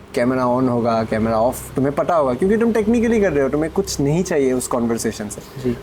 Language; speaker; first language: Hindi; non-native, local second language; Assamese